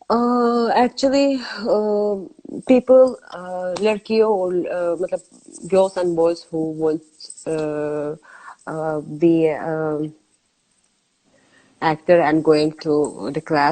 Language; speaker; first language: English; non-native, learner; Azerbaijani